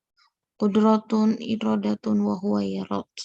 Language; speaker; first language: Arabic; non-native, learner; Indonesian